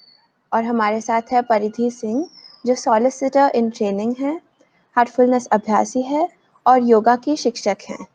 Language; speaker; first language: Hindi; native; Hindi